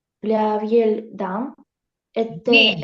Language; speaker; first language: French; non-native, learner; Russian